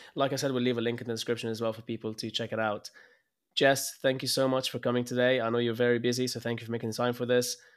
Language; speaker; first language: English; early bilingual, other home language; Arabic